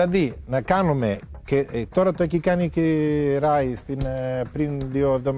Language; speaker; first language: Greek; non-native, learner; Italian